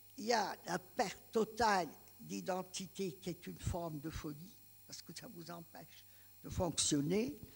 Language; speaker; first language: French; non-native, local second language; Greek